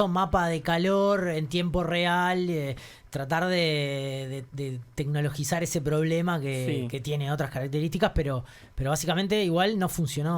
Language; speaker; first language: Spanish; native; Spanish